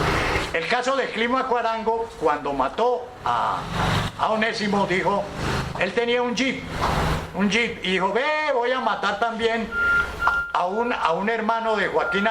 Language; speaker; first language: Spanish; native; Spanish